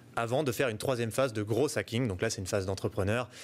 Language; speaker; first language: French; native; French